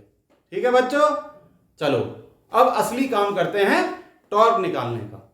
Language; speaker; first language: Hindi; native; Hindi